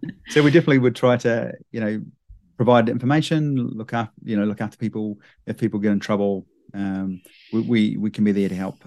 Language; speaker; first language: English; native; English